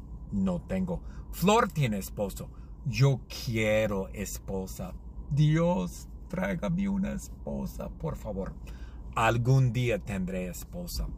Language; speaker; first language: Spanish; non-native, learner; English